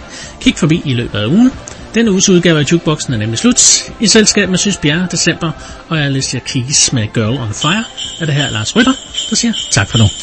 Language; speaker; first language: Danish; native; Danish